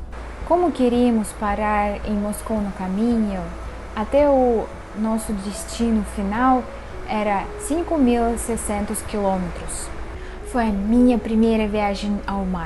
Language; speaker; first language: Portuguese; non-native, fluent; Russian